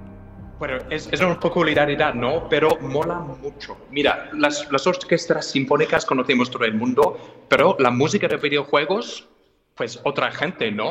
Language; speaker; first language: Spanish; non-native, fluent; English